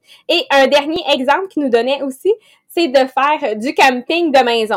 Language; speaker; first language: French; native; French